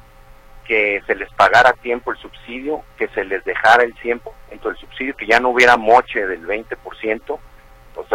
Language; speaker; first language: Spanish; native; Spanish